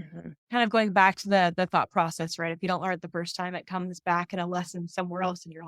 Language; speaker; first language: English; native; English